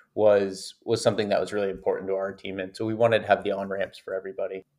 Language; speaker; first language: English; native; English